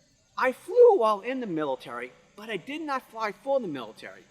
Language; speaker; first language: English; native; English